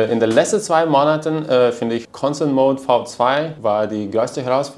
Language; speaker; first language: German; non-native, learner; Lithuanian